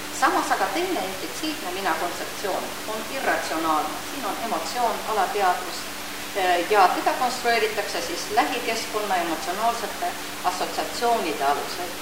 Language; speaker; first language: Estonian; non-native, local second language; Russian